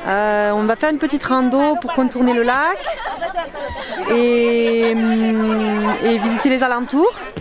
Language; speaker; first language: French; native; French